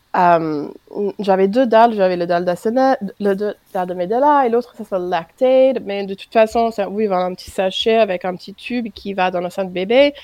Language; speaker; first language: French; non-native, fluent; English